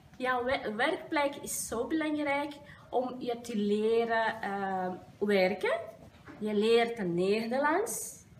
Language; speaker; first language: Dutch; non-native, learner; Portuguese